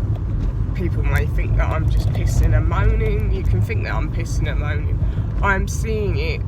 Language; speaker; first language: English; native; English